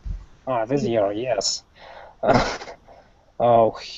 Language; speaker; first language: English; non-native, learner; Russian